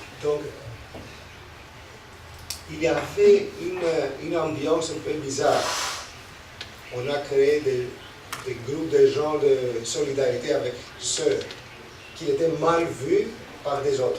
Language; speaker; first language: French; non-native, fluent; Greek